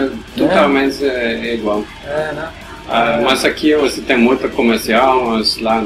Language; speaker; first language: Portuguese; non-native, learner; Norwegian